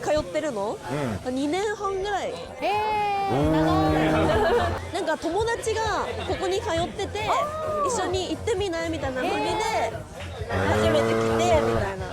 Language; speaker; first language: Japanese; native; Japanese